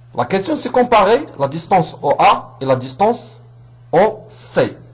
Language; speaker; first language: French; non-native, local second language; Arabic